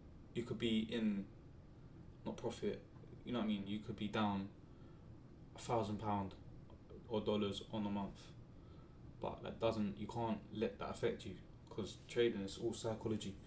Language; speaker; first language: English; native; English